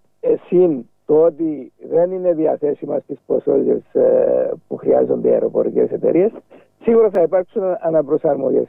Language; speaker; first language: Greek; native; Greek